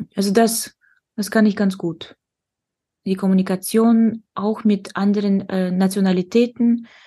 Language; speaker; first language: German; non-native, fluent; Russian